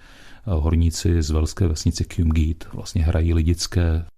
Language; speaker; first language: Czech; native; Czech